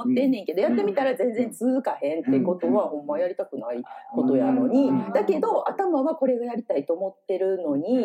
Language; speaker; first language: Japanese; native; Japanese